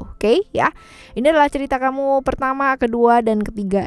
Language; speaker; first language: Indonesian; native; Indonesian